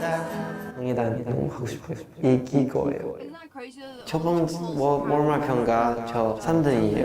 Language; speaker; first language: Korean; non-native, learner; Chinese